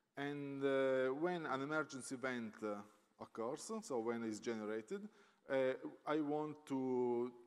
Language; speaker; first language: English; non-native, fluent; Italian